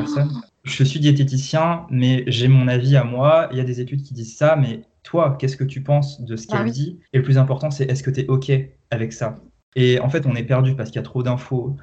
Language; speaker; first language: French; native; French